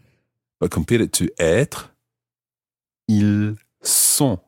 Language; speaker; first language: French; non-native, fluent; English